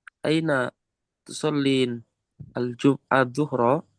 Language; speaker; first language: Arabic; non-native, learner; Indonesian